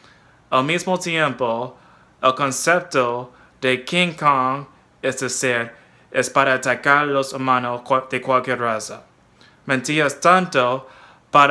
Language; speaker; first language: Spanish; non-native, fluent; English